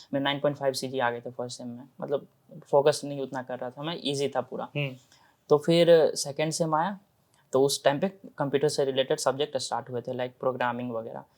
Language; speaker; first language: Hindi; native; Hindi